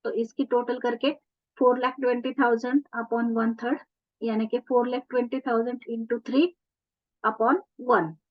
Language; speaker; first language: Hindi; non-native, local second language; Marathi